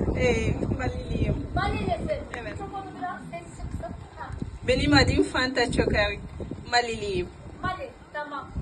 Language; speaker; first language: Turkish; non-native, learner; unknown